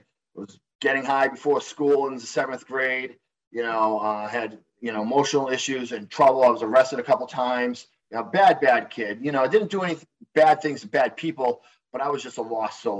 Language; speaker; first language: English; native; English